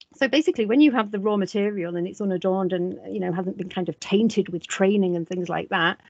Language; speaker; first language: English; native; English